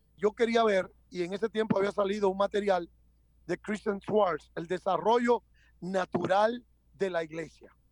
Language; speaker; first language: Spanish; native; Spanish